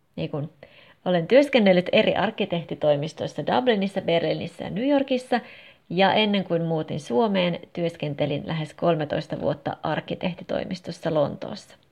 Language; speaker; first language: Finnish; native; Finnish